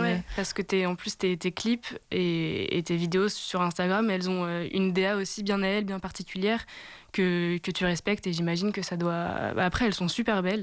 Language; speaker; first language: French; native; French